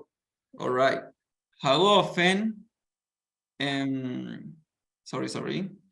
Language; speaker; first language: English; non-native, fluent; Spanish